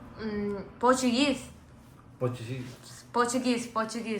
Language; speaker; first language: English; non-native, local second language; Malayalam